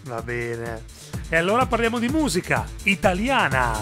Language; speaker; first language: Italian; native; Italian